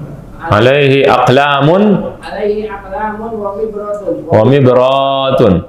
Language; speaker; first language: Arabic; non-native, fluent; Indonesian